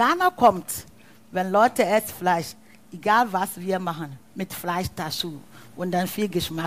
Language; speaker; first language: German; non-native, learner; Akan